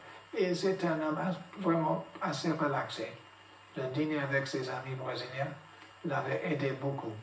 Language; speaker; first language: French; non-native, fluent; English